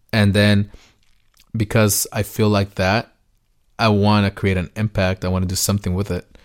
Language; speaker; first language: English; early bilingual, other home language; Spanish